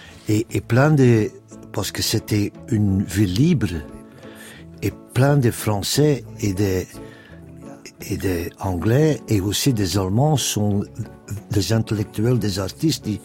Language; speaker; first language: French; non-native, local second language; Dutch